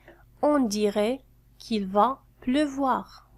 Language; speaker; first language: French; non-native, fluent; Arabic